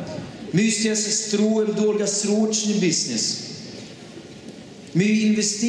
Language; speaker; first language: Russian; non-native, fluent; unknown